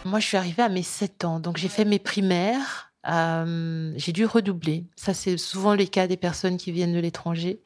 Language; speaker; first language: French; early bilingual, other home language; Lingala